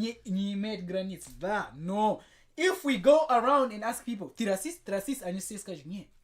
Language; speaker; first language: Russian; non-native, fluent; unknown